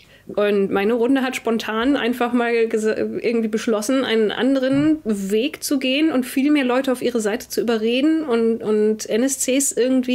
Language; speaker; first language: German; native; German